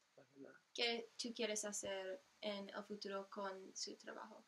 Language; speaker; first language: Spanish; non-native, learner; English